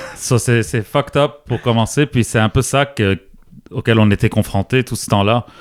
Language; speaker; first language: French; non-native, local second language; Arabic